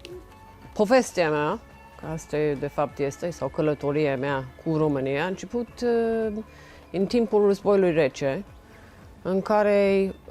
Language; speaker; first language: Romanian; non-native, fluent; English